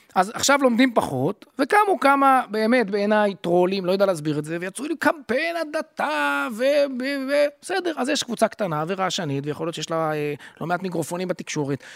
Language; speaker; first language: Hebrew; native; Hebrew